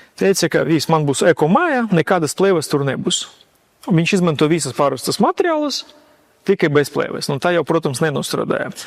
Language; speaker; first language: Latvian; non-native, local second language; Russian